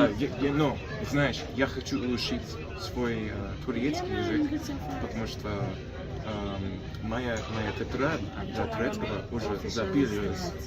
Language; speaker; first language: Russian; non-native, learner; English